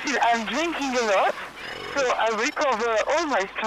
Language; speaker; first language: English; non-native, learner; French